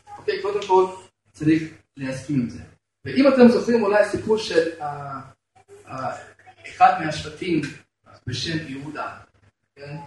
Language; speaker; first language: Hebrew; non-native, fluent; Russian